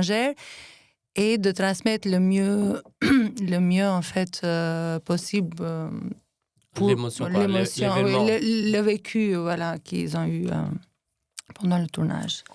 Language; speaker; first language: French; non-native, fluent; Albanian